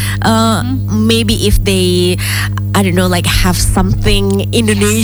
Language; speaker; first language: English; non-native, fluent; Indonesian